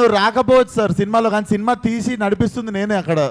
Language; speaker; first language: Telugu; native; Telugu